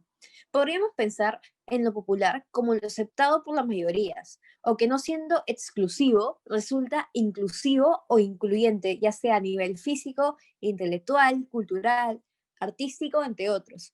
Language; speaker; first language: Spanish; native; Spanish